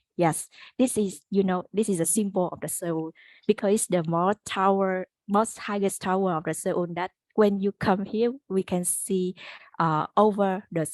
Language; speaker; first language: English; non-native, learner; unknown